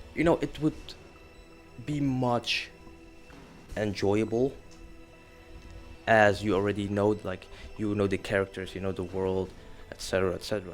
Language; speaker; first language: English; non-native, fluent; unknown